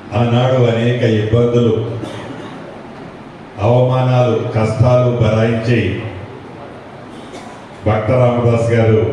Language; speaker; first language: Telugu; native; Telugu